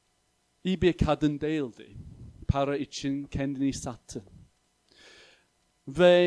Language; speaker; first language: Turkish; non-native, fluent; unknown